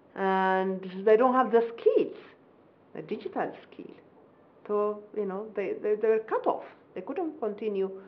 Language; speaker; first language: English; non-native, fluent; Amharic